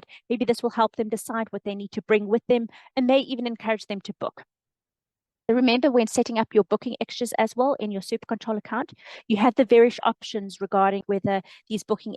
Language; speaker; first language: English; native; English